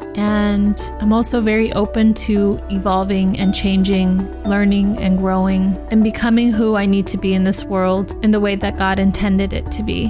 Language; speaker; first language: English; native; English